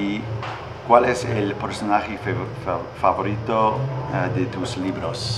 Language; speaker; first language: Spanish; non-native, learner; English